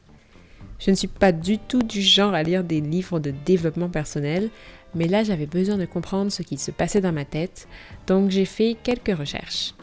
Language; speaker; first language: French; native; French